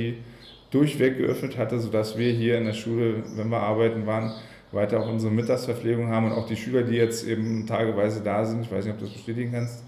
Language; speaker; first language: German; native; German